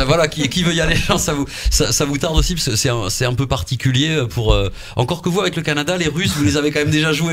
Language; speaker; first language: French; native; French